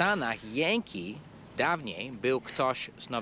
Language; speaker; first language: Polish; non-native, fluent; English